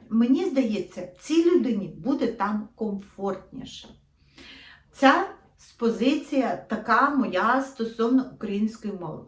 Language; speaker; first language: Ukrainian; native; Ukrainian